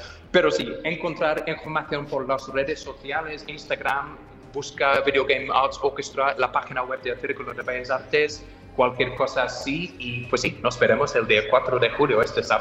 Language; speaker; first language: Spanish; non-native, fluent; English